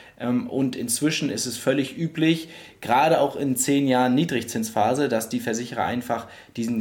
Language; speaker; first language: German; native; German